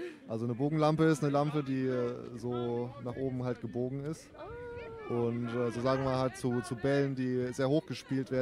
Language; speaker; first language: German; native; German